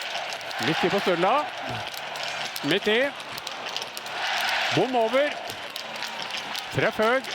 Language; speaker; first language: Norwegian; native; Norwegian